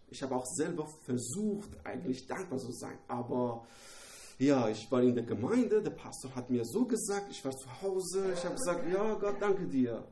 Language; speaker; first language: German; non-native, learner; Persian